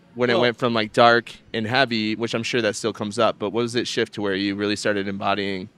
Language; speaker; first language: English; native; English